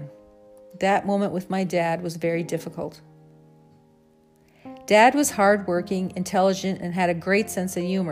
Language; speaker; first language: English; native; English